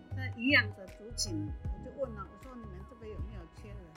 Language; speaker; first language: Chinese; non-native, local second language; Amis